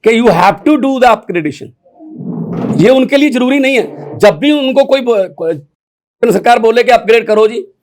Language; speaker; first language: Hindi; non-native, local second language; Punjabi